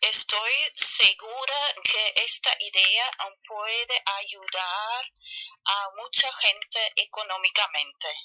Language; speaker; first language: Spanish; non-native, fluent; German